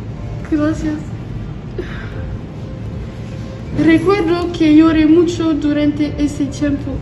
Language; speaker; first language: Spanish; non-native, learner; French